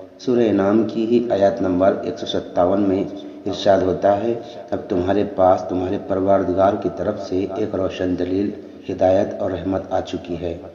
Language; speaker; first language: Urdu; native; Urdu